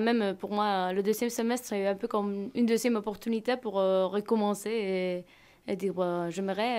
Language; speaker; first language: French; non-native, fluent; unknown